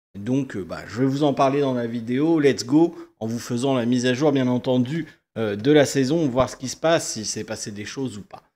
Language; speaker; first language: French; native; French